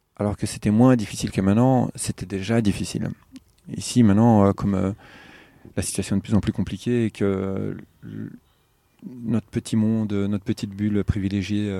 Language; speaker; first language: French; non-native, fluent; Portuguese